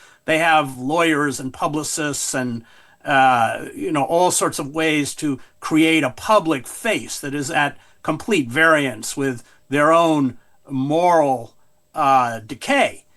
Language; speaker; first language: English; native; English